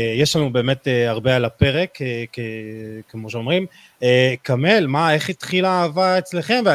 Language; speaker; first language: Hebrew; native; Hebrew